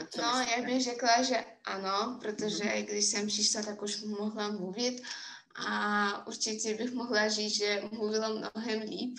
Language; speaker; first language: Czech; non-native, fluent; Russian